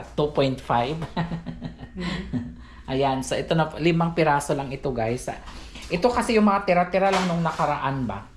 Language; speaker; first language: Filipino; native; Filipino